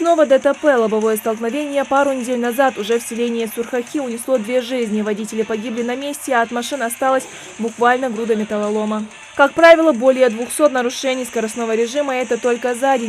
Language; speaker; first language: Russian; native; Russian